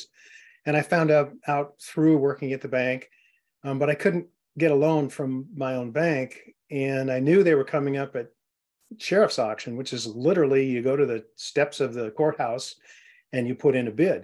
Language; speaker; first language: English; native; English